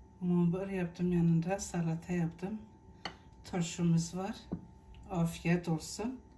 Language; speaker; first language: Turkish; native; Turkish